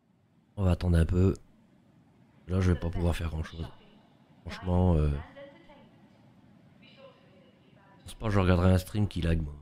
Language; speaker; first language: French; native; French